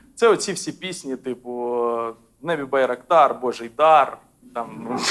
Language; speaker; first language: Ukrainian; non-native, local second language; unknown